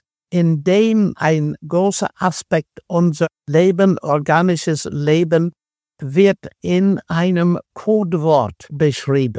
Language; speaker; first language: German; non-native, fluent; English